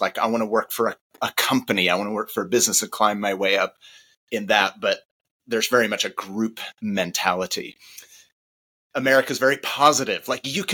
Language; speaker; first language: English; native; English